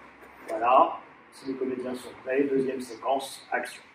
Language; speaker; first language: French; native; French